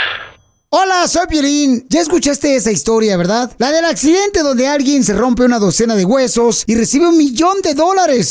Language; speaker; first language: Spanish; native; Spanish